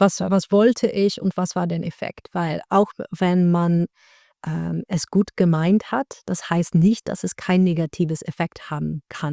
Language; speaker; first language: German; non-native, fluent; Dutch